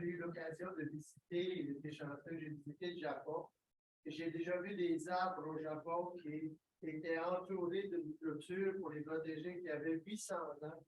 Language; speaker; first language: French; native; French